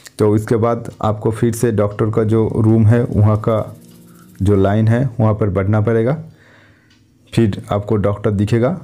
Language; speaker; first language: Hindi; non-native, local second language; Bangla